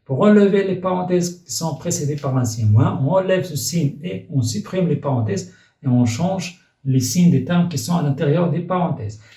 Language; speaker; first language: French; non-native, local second language; Arabic